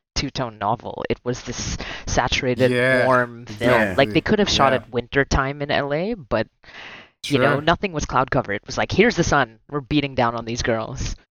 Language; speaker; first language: English; non-native, local second language; Filipino